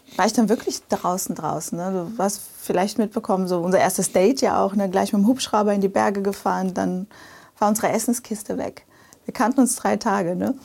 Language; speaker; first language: German; early bilingual, other home language; Portuguese